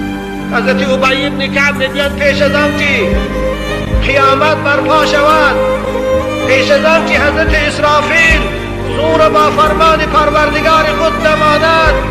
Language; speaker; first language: Persian; native; Persian